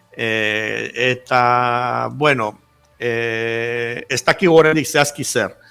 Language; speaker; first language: Basque; native; Basque